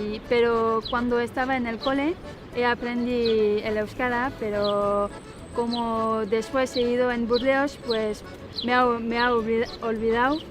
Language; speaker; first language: Spanish; non-native, fluent; French